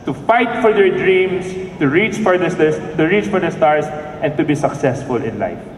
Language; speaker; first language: English; non-native, local second language; Filipino